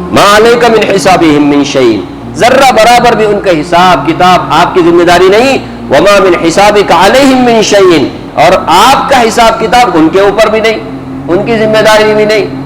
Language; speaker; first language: Urdu; native; Urdu